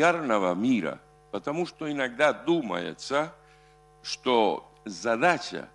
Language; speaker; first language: Russian; non-native, fluent; Spanish